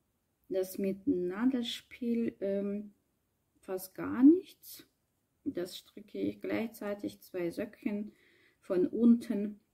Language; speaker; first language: German; non-native, learner; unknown